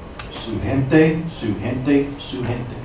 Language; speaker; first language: Spanish; non-native, fluent; English